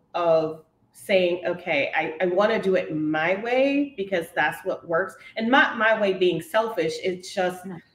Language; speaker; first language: English; native; English